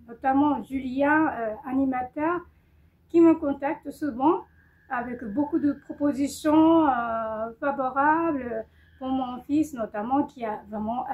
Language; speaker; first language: French; non-native, fluent; Japanese